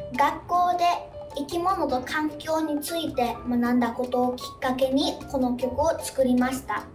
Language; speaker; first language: Japanese; early bilingual, other home language; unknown